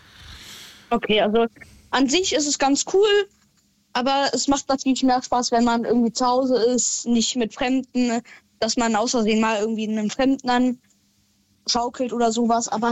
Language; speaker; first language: German; native; German